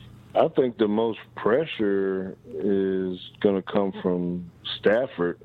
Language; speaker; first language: English; native; English